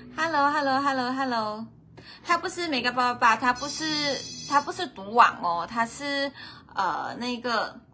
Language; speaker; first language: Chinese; native; Chinese